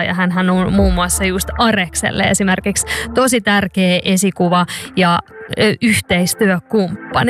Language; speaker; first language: Finnish; native; Finnish